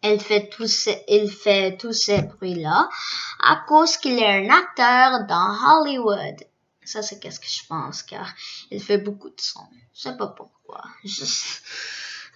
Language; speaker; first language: French; early bilingual, other home language; Korean